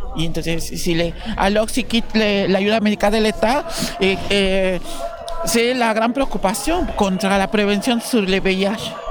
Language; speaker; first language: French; non-native, learner; Spanish